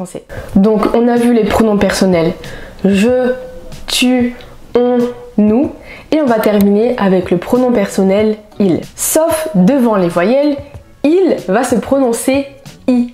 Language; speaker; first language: French; native; French